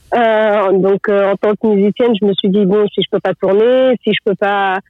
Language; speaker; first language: French; non-native, local second language; Arabic